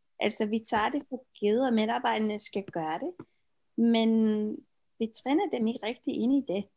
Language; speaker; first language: Danish; non-native, fluent; Romanian